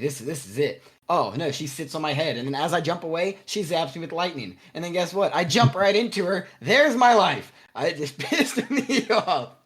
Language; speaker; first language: English; native; English